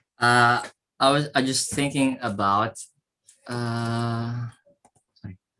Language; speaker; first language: English; non-native, learner; Indonesian